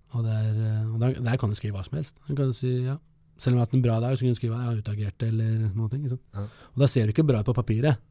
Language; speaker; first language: Norwegian; early bilingual, other home language; Kurdish